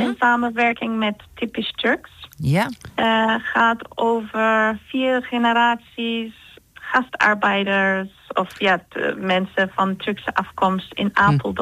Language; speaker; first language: Dutch; non-native, learner; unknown